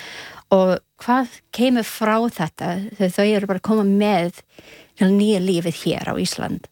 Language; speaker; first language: Icelandic; non-native, learner; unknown